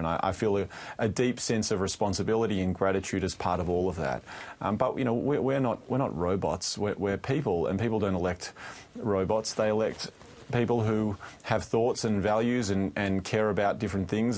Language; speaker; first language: English; native; English